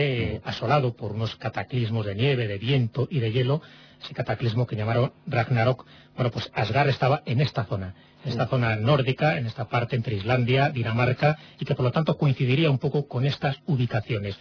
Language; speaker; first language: Spanish; native; Spanish